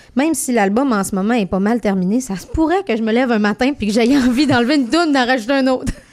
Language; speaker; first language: French; native; French